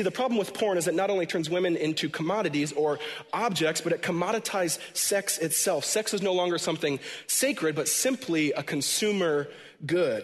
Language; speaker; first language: English; native; English